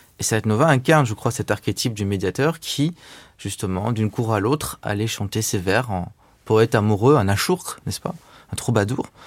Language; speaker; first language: French; native; French